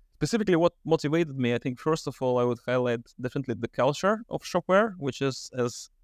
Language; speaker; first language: English; non-native, fluent; Russian